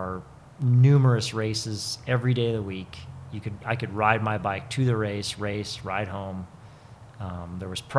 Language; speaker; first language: English; native; English